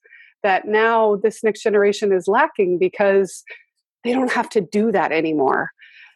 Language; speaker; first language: English; native; English